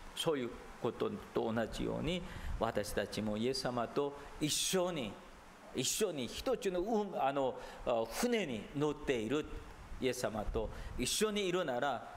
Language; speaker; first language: Japanese; non-native, fluent; Korean